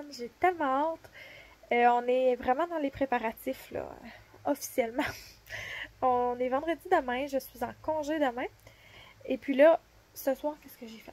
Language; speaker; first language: French; native; French